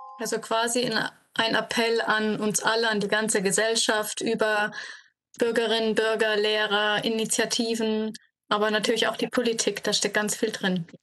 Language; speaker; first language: German; native; German